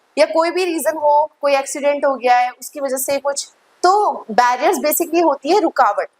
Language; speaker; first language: Hindi; native; Hindi